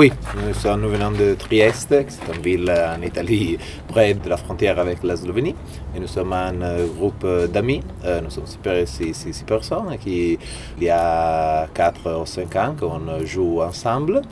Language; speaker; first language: French; non-native, fluent; Italian